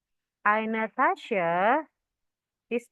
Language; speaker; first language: German; non-native, fluent; Indonesian